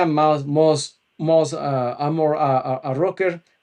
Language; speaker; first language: English; non-native, local second language; Spanish